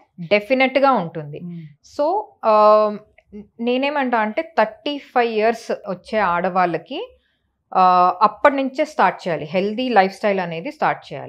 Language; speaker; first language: Telugu; native; Telugu